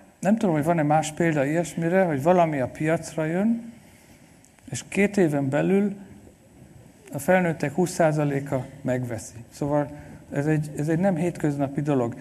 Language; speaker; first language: Hungarian; non-native, fluent; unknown